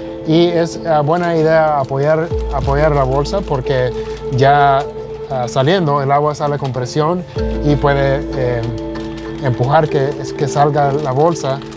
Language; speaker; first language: Spanish; early bilingual, heritage; Spanish